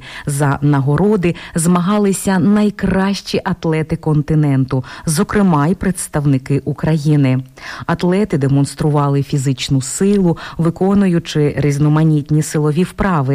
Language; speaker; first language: Ukrainian; native; Ukrainian